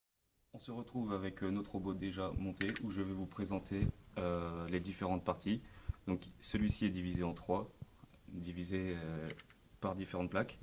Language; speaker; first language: French; native; French